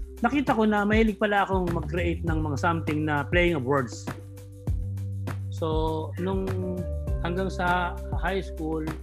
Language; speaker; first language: Filipino; non-native, local second language; Bikol